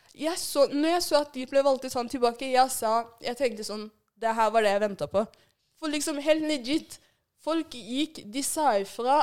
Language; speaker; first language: Norwegian; early bilingual, other home language; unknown